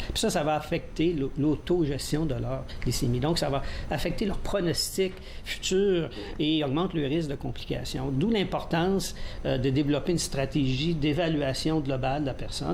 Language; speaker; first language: French; native; French